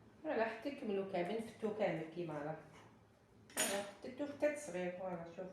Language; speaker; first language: Arabic; native; Arabic